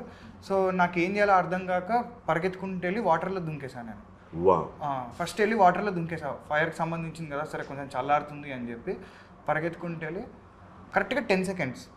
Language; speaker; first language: Telugu; native; Telugu